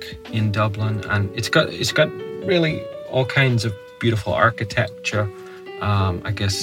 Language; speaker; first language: English; native; English